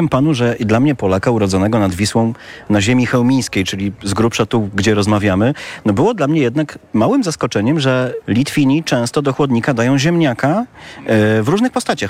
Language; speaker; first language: Polish; native; Polish